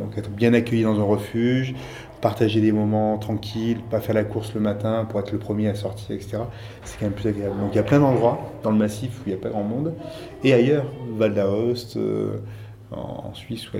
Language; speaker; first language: French; native; French